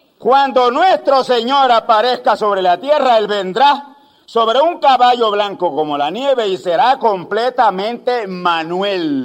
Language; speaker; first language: Spanish; native; Spanish